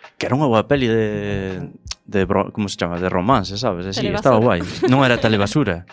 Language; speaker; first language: Galician; non-native, local second language; Spanish